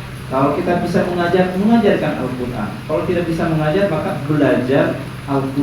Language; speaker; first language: Indonesian; native; Indonesian